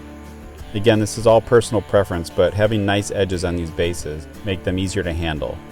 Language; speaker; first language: English; native; English